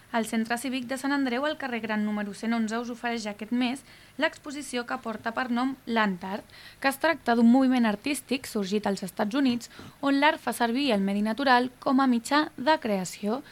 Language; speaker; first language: Catalan; native; Catalan